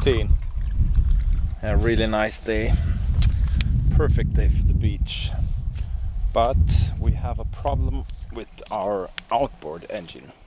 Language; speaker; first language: English; non-native, fluent; Swedish